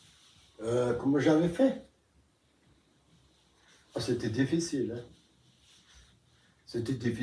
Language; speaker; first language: French; non-native, fluent; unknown